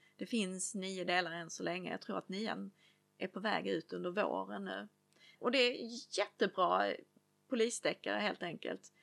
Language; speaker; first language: Swedish; native; Swedish